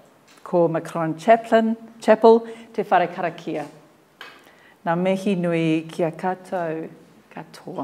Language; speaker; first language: Māori; non-native, learner; English